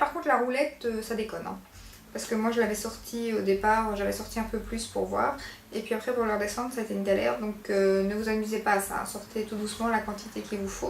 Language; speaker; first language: French; native; French